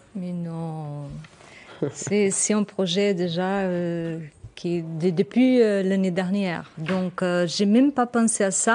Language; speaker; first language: French; non-native, fluent; Portuguese